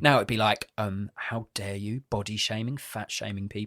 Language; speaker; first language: English; native; English